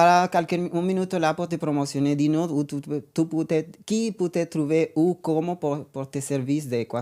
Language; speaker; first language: French; non-native, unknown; Spanish